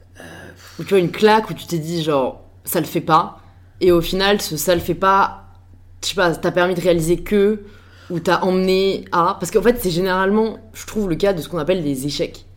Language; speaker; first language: French; native; French